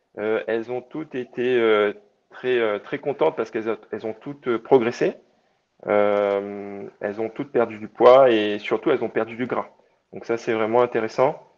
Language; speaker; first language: French; native; French